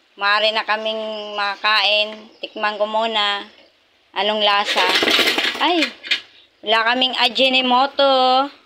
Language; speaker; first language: Filipino; non-native, local second language; Masbatenyo